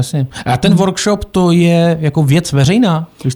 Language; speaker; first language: Czech; native; Czech